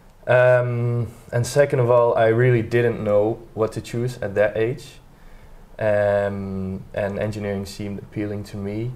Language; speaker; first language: English; non-native, fluent; Dutch